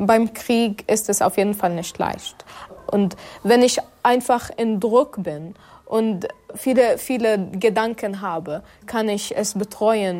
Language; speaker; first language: German; non-native, learner; Arabic